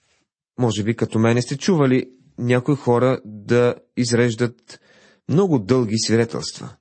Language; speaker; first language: Bulgarian; native; Bulgarian